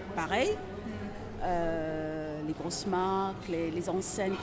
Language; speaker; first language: French; non-native, fluent; English